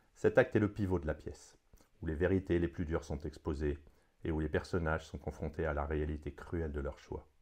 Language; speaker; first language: French; native; French